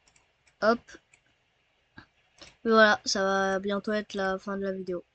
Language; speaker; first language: French; native; French